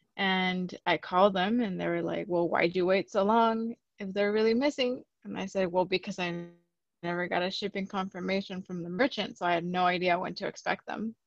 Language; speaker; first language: English; early bilingual, other home language; Spanish